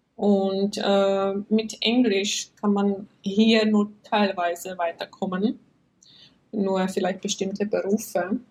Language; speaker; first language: German; non-native, fluent; Czech